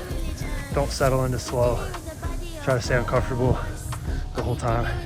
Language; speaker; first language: English; native; English